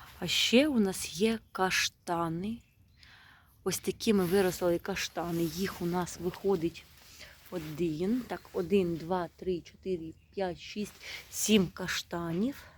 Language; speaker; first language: Ukrainian; native; Ukrainian